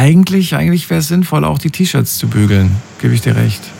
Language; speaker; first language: German; native; German